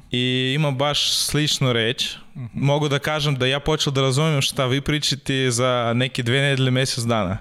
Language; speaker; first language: Serbian; non-native, learner; Russian